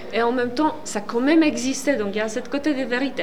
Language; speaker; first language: French; non-native, fluent; Polish